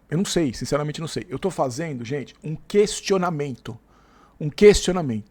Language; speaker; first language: Portuguese; native; Portuguese